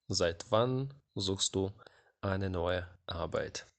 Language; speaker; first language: German; non-native, fluent; Ukrainian